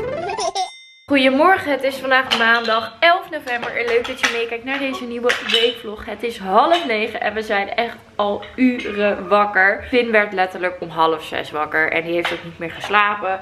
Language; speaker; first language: Dutch; native; Dutch